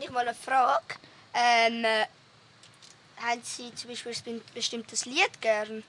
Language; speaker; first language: German; native; German